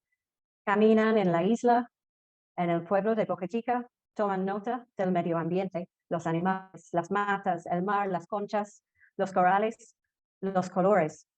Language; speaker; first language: Spanish; non-native, fluent; English